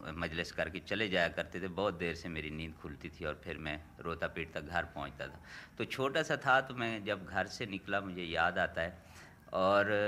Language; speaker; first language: Urdu; non-native, local second language; Saraiki